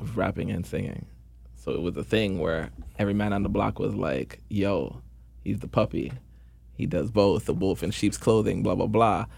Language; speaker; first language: English; native; English